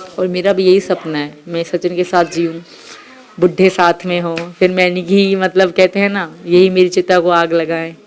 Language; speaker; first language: Urdu; non-native, local second language; Sindhi